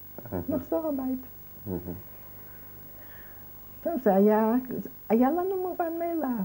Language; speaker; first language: Hebrew; non-native, fluent; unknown